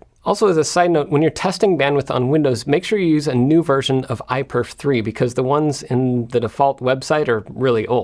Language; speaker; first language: English; native; English